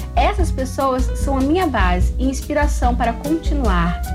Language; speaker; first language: Portuguese; native; Portuguese